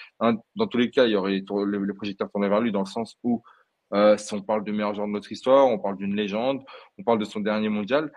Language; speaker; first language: French; early bilingual, other home language; Portuguese